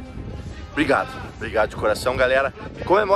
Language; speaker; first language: Portuguese; native; Portuguese